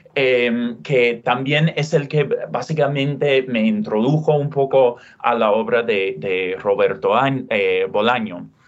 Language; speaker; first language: Spanish; non-native, fluent; English